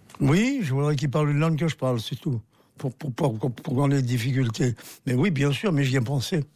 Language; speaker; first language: French; early bilingual, other home language; Armenian